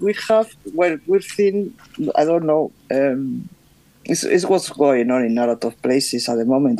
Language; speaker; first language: English; non-native, fluent; Spanish